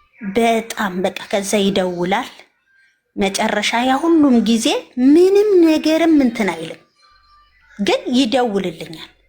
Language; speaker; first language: Amharic; native; Amharic